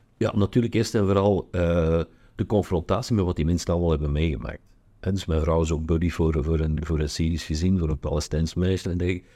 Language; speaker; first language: Dutch; native; Dutch